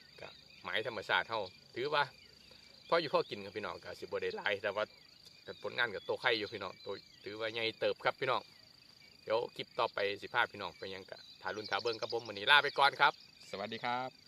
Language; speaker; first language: Thai; non-native, local second language; Northeastern Thai